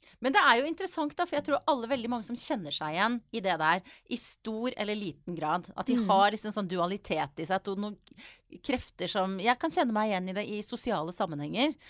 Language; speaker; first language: Norwegian; native; Norwegian